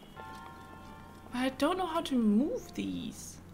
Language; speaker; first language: English; non-native, fluent; German